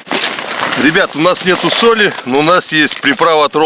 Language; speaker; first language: Russian; native; Russian